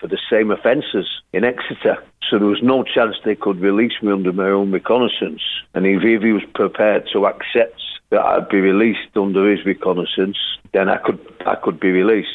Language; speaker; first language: English; native; English